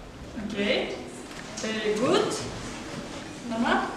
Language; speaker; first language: English; non-native, learner; Kazakh